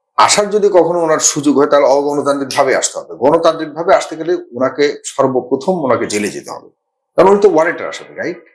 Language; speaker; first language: Bangla; native; Bangla